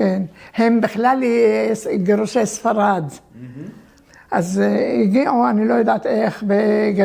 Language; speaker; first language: Hebrew; early bilingual, other home language; Turkish